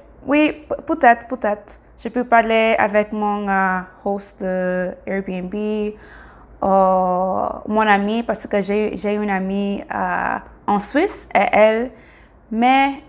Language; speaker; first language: French; non-native, learner; English